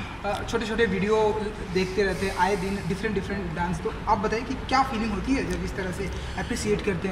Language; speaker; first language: Hindi; native; Hindi